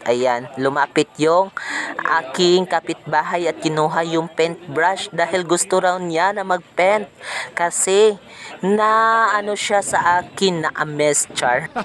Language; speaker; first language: Filipino; non-native, local second language; Cebuano